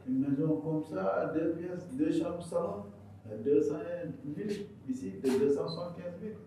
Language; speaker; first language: French; non-native, local second language; Wolof